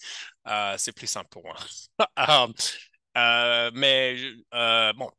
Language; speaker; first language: French; non-native, fluent; English